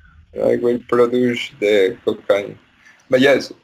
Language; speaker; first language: English; non-native, learner; Spanish